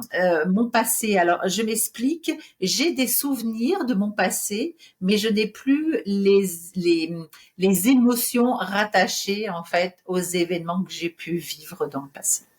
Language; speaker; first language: French; native; French